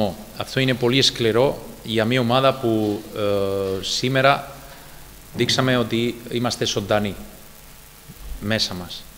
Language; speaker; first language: Greek; non-native, fluent; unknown